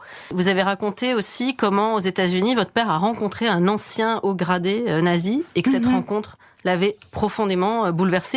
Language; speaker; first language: French; native; French